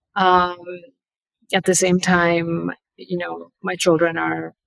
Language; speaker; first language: English; early bilingual, other home language; Bangla